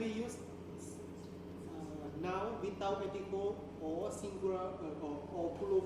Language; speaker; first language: English; non-native, learner; Thai